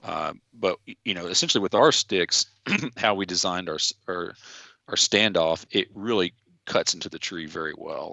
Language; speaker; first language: English; native; English